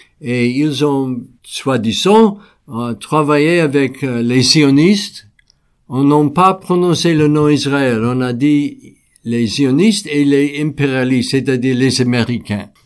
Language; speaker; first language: French; non-native, fluent; English